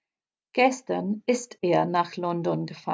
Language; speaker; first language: German; non-native, fluent; English